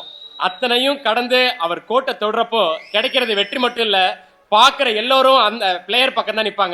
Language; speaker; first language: Tamil; native; Tamil